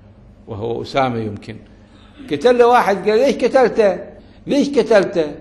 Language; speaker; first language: Arabic; native; Arabic